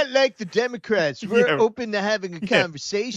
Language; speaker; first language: English; native; English